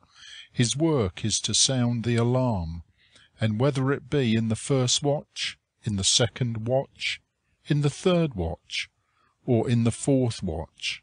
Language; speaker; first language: English; native; English